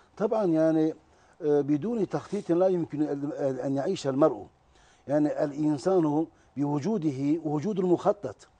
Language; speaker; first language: Arabic; non-native, fluent; Turkish